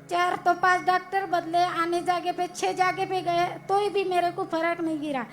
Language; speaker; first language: Hindi; non-native, local second language; Marathi